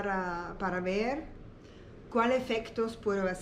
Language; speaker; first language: Spanish; non-native, learner; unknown